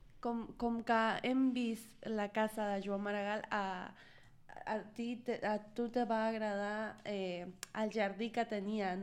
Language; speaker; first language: Catalan; non-native, learner; Spanish